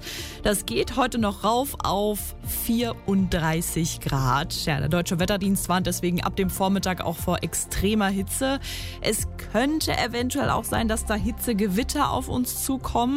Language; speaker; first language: German; native; German